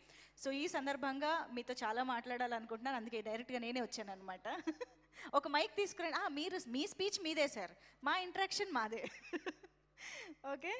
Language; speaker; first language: Telugu; native; Telugu